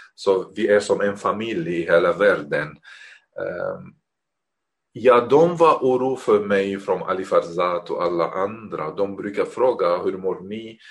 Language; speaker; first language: Swedish; non-native, fluent; Arabic